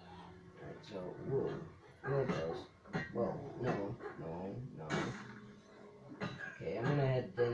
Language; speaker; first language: English; native; English